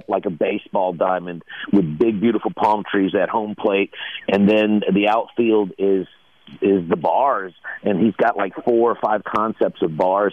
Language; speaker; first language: English; native; English